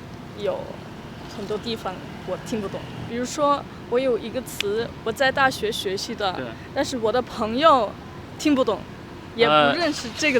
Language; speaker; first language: Chinese; non-native, learner; German